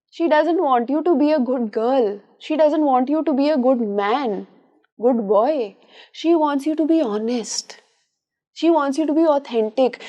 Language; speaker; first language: English; non-native, local second language; Hindi